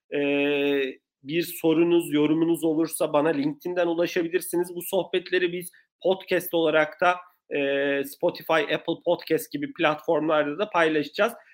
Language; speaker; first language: Turkish; native; Turkish